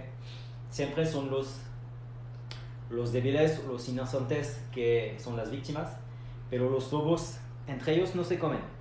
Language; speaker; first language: Spanish; non-native, fluent; French